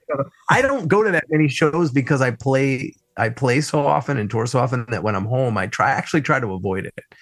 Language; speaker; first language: English; native; English